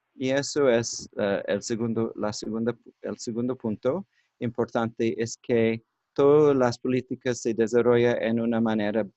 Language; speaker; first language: Spanish; non-native, learner; English